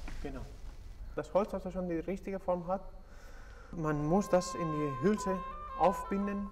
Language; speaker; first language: German; non-native, fluent; Spanish